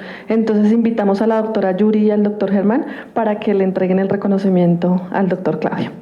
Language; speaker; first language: Spanish; native; Spanish